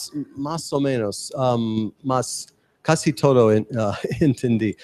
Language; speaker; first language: Spanish; non-native, learner; English